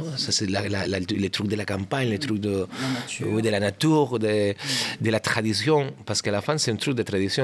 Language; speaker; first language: French; non-native, learner; Catalan